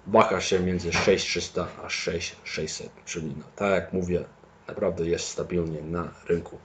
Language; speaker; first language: Polish; early bilingual, heritage; Polish